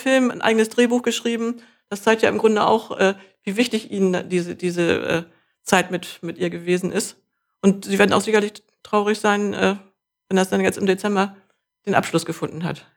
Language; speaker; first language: German; native; German